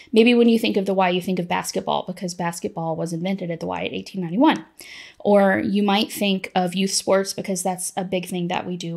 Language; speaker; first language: English; native; English